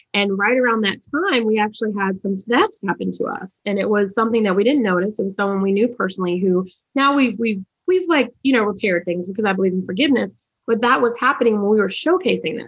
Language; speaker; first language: English; native; English